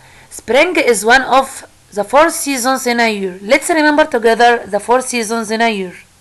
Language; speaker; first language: English; non-native, fluent; Arabic